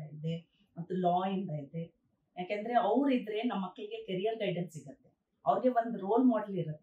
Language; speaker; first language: Kannada; non-native, local second language; Urdu